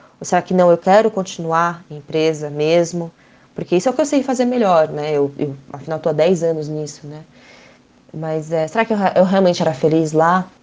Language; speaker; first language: Portuguese; native; Portuguese